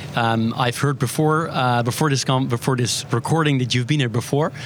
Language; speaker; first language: English; non-native, fluent; Dutch